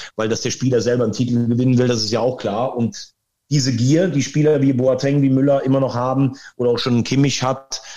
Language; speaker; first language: German; native; German